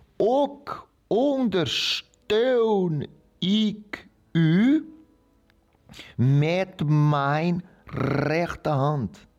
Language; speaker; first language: Dutch; non-native, learner; Portuguese